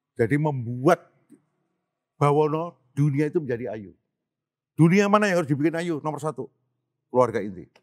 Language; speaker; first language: Indonesian; native; Indonesian